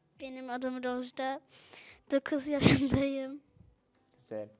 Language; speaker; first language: Turkish; early bilingual, other home language; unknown